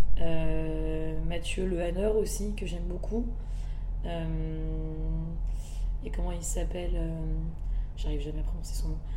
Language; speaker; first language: French; early bilingual, other home language; Malagasy